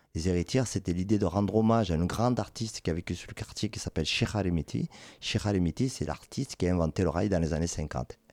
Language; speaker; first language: French; native; French